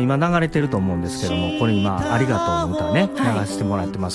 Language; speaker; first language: Japanese; native; Japanese